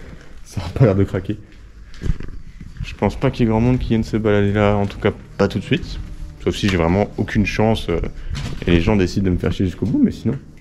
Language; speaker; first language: French; native; French